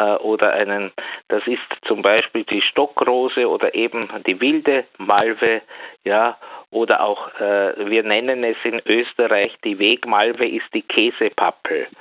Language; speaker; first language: German; native; German